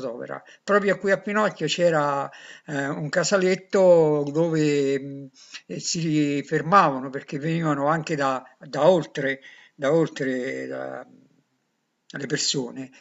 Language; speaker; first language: Italian; native; Italian